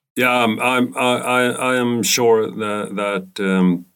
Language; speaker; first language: English; non-native, fluent; Swedish